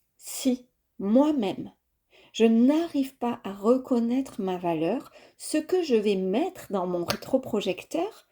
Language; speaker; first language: French; native; French